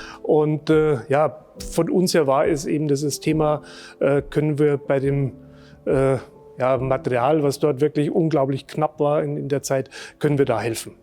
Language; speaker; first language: German; native; German